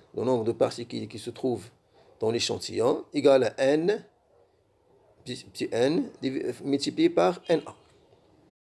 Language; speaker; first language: French; non-native, local second language; Arabic